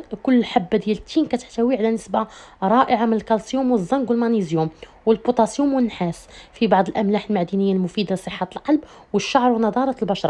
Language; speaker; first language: Arabic; native; Arabic